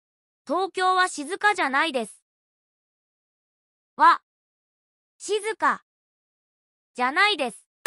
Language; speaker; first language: Japanese; non-native, learner; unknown